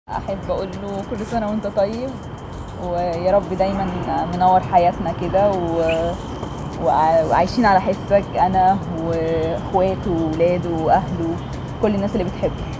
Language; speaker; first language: Arabic; native; Arabic